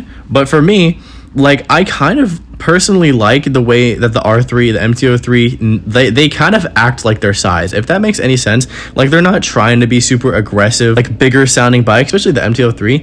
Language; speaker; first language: English; native; English